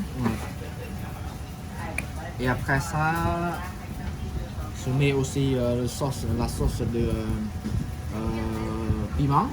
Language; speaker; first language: French; non-native, fluent; Khmer